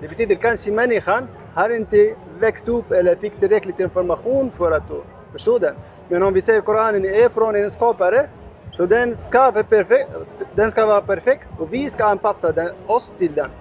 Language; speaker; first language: Swedish; non-native, learner; Arabic